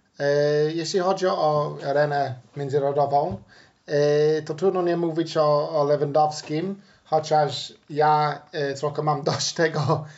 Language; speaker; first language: Polish; non-native, fluent; English